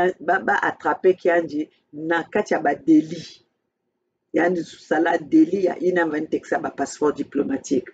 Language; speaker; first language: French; non-native, local second language; Kongo